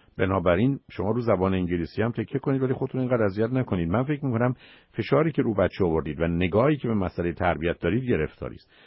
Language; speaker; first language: Persian; native; Persian